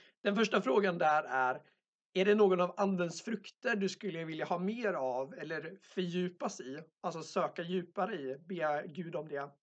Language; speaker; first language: Swedish; native; Swedish